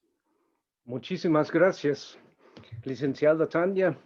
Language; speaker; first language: Spanish; non-native, fluent; Danish